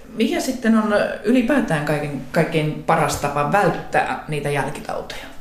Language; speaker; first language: Finnish; native; Finnish